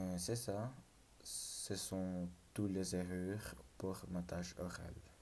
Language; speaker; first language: French; non-native, learner; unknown